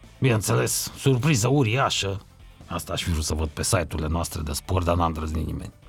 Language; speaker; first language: Romanian; native; Romanian